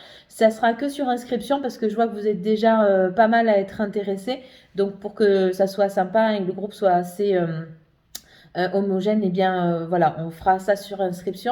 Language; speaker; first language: French; native; French